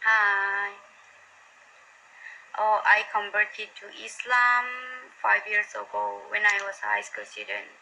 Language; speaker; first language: English; non-native, learner; Korean